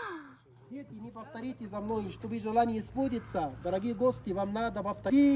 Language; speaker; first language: Russian; non-native, fluent; Arabic